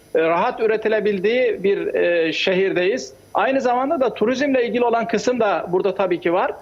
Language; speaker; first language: Turkish; native; Turkish